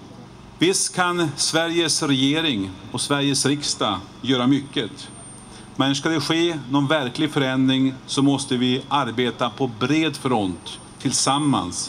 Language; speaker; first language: Swedish; native; Swedish